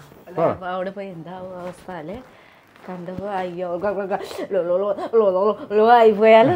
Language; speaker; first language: Malayalam; non-native, learner; Nepali